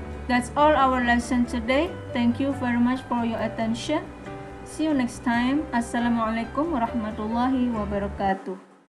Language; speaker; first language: English; non-native, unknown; Indonesian